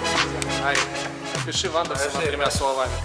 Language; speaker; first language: Russian; native; Russian